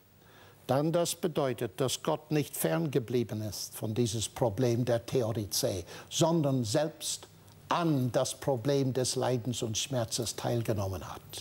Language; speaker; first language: German; non-native, fluent; English